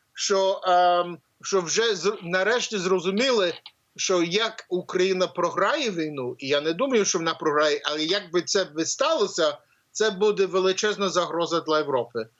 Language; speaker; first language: Ukrainian; early bilingual, heritage; English